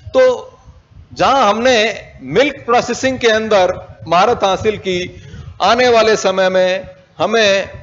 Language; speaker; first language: Hindi; native; Hindi